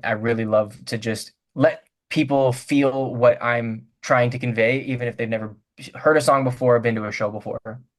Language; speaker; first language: English; native; English